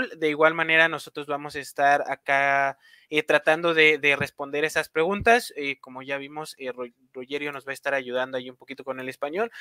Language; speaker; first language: Spanish; native; Spanish